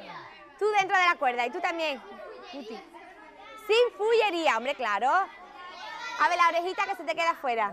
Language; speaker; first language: Spanish; native; Spanish